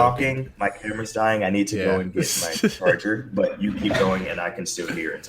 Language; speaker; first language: English; native; English